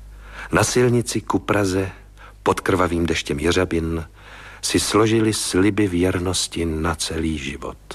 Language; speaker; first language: Czech; native; Czech